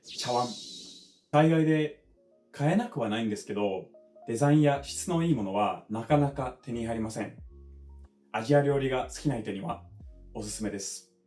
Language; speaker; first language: Japanese; non-native, fluent; English